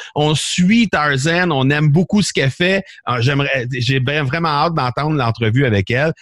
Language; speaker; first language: French; native; French